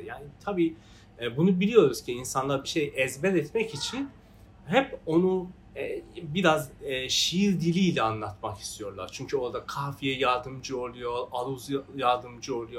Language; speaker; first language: Turkish; non-native, fluent; Persian